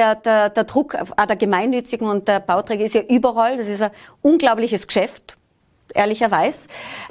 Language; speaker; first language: German; native; German